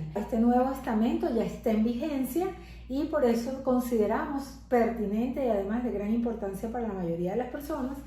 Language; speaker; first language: Spanish; native; Spanish